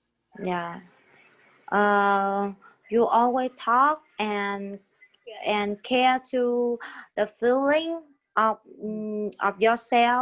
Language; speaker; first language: English; non-native, learner; Vietnamese